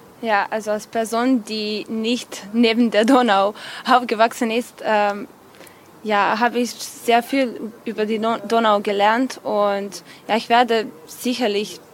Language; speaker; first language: German; non-native, fluent; Serbian